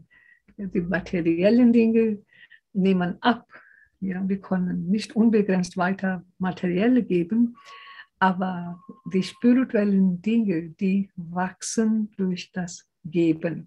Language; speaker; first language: German; non-native, fluent; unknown